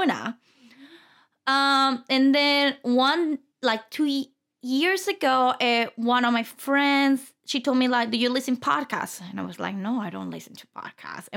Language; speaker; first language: English; non-native, fluent; Spanish